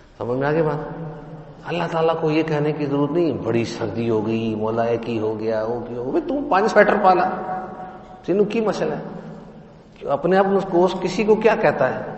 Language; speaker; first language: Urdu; non-native, local second language; Punjabi